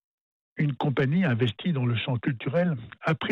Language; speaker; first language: French; native; French